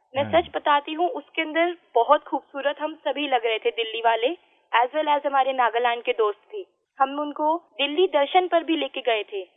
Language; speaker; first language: Hindi; native; Hindi